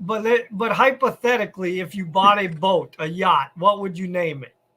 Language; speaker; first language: English; native; English